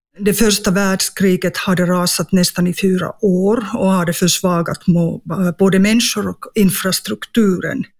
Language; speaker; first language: Swedish; non-native, local second language; Finnish